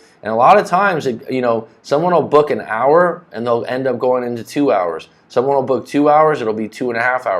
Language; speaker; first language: English; native; English